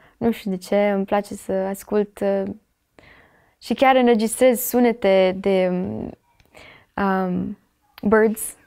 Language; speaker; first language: Romanian; early bilingual, heritage; Romanian